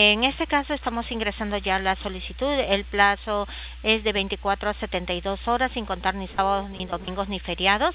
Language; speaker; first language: Spanish; native; Spanish